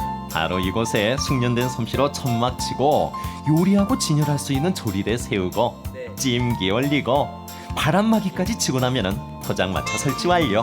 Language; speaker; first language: Korean; native; Korean